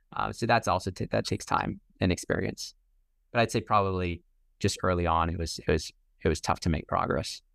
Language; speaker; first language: English; native; English